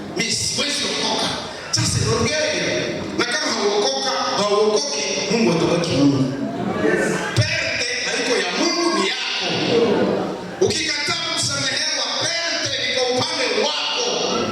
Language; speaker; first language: Swahili; native; Swahili